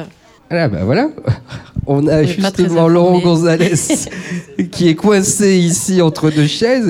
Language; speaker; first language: French; native; French